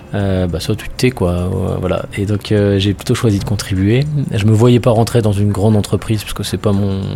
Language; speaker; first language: French; native; French